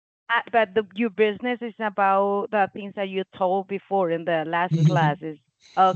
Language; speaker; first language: English; non-native, learner; Spanish